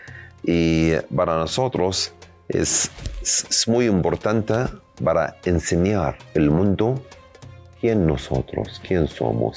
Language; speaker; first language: Spanish; non-native, learner; Arabic